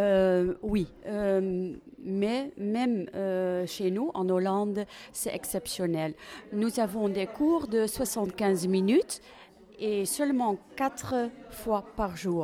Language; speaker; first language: French; non-native, fluent; Dutch